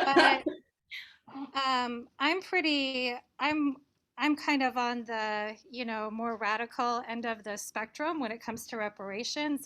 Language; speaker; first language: English; native; English